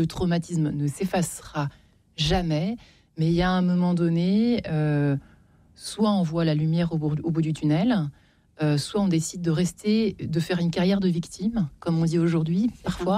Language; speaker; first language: French; native; French